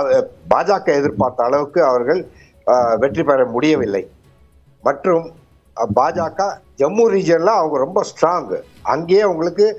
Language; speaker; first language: Tamil; native; Tamil